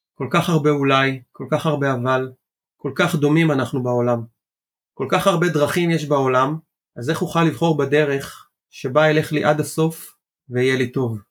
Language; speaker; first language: Hebrew; early bilingual, other home language; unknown